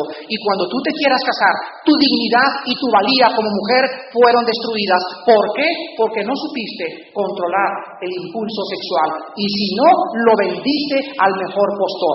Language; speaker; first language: Spanish; native; Spanish